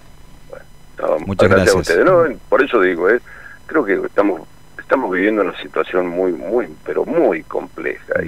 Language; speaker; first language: Spanish; native; Spanish